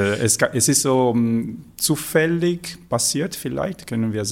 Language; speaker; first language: German; non-native, fluent; Italian